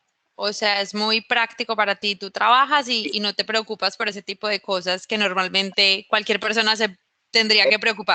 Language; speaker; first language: Spanish; native; Spanish